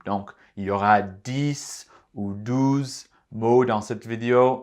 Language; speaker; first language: French; non-native, fluent; English